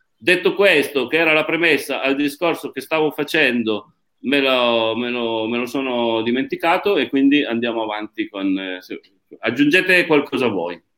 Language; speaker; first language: Italian; native; Italian